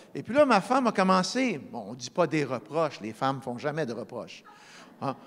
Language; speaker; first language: French; native; French